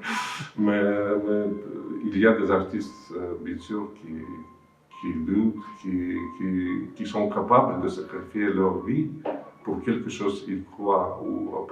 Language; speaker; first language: French; non-native, fluent; Russian